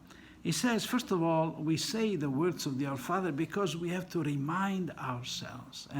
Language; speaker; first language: English; non-native, fluent; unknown